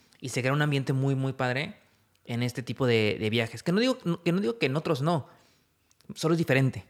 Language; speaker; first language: Spanish; native; Spanish